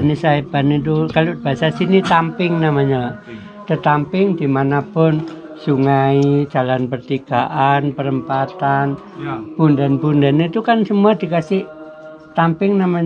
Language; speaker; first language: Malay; non-native, local second language; Javanese